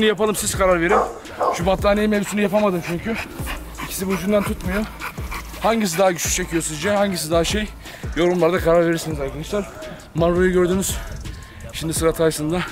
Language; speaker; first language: Turkish; native; Turkish